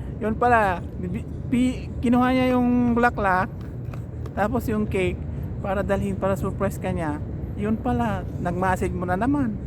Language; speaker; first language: Filipino; native; Filipino